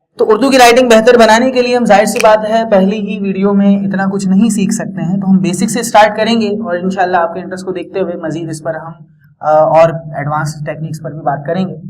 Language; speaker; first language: Urdu; native; Urdu